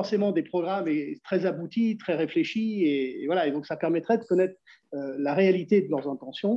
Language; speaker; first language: French; native; French